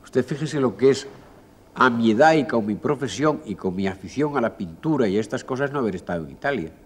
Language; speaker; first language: Spanish; native; Spanish